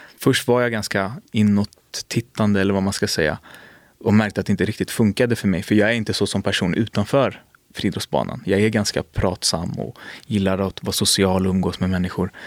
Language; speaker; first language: Swedish; native; Swedish